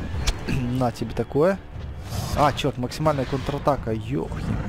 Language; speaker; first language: Russian; native; Russian